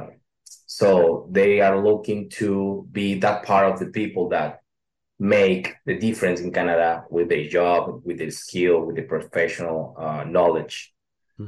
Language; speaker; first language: English; non-native, learner; Spanish